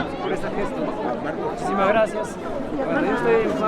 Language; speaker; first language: Spanish; native; Spanish